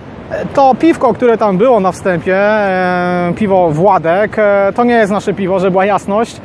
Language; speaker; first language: Polish; native; Polish